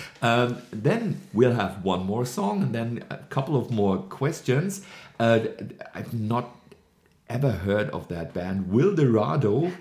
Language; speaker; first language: English; non-native, fluent; German